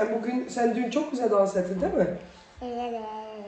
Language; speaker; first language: Turkish; early bilingual, heritage; Turkish